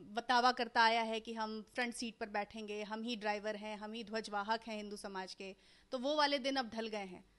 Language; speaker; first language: Hindi; native; Hindi